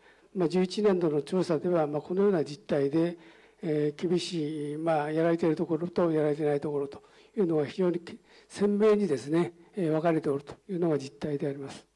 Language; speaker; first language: Japanese; native; Japanese